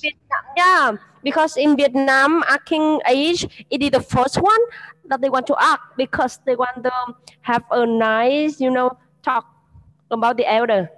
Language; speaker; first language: English; non-native, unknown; Vietnamese